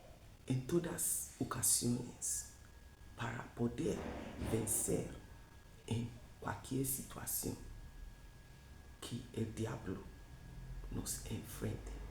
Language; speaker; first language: Spanish; non-native, fluent; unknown